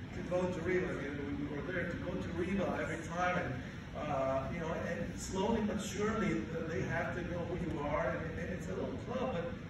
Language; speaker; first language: English; non-native, fluent; Spanish